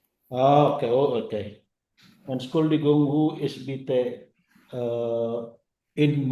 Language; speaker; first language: German; non-native, learner; Indonesian